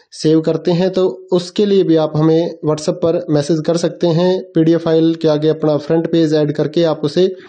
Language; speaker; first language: Hindi; native; Hindi